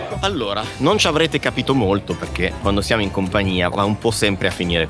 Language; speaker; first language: Italian; native; Italian